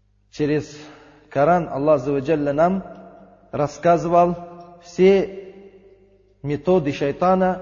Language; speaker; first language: Russian; non-native, learner; Uzbek